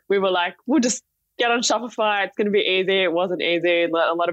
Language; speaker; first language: English; native; English